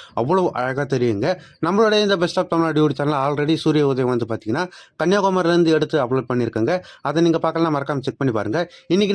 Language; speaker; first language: Tamil; native; Tamil